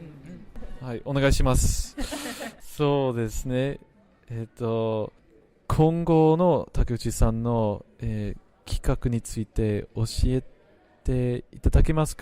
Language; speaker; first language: Japanese; non-native, fluent; English